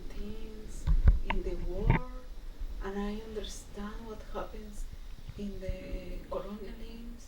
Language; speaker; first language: English; non-native, learner; Spanish